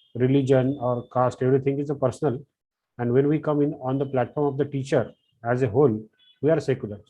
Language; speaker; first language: English; non-native, local second language; Marathi